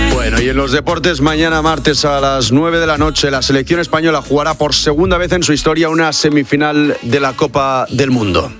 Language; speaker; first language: Spanish; native; Spanish